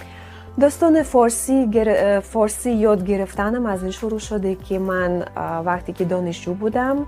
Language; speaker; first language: Persian; non-native, fluent; Russian